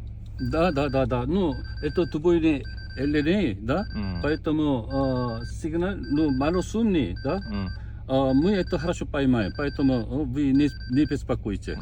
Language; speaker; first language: Russian; non-native, learner; Korean